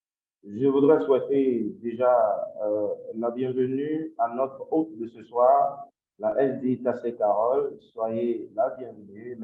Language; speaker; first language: French; non-native, local second language; Yoruba